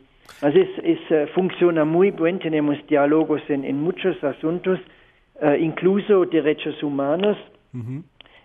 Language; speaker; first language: Spanish; non-native, fluent; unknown